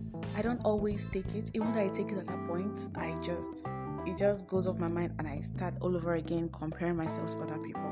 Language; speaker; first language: English; non-native, local second language; Igbo